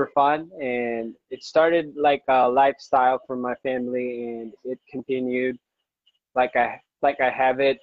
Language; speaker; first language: English; non-native, local second language; Hiligaynon